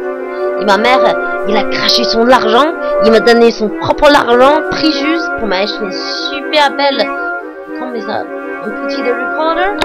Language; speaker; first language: French; non-native, learner; English